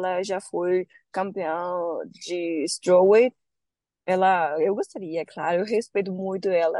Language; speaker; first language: Portuguese; non-native, learner; Spanish